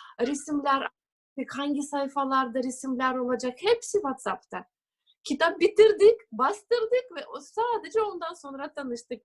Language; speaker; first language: Turkish; non-native, fluent; Russian